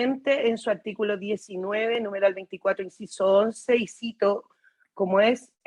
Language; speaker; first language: Spanish; native; Spanish